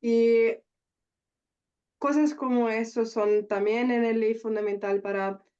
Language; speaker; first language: Spanish; non-native, learner; German